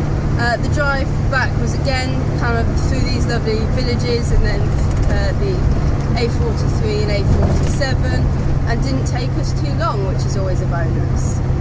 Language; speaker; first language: English; native; English